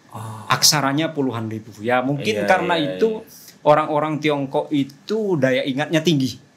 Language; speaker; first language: Indonesian; non-native, local second language; Madurese